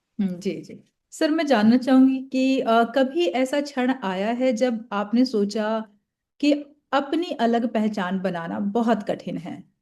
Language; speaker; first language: Hindi; native; Hindi